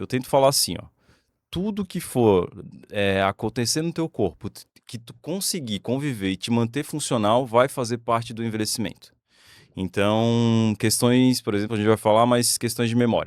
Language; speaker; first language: Portuguese; native; Portuguese